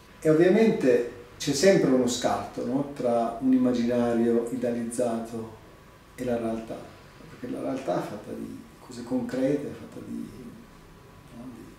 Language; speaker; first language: Italian; non-native, fluent; Albanian